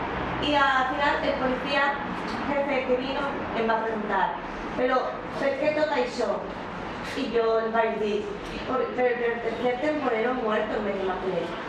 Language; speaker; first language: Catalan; non-native, local second language; Spanish